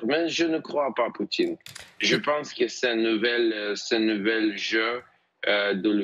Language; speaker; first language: French; non-native, learner; Ukrainian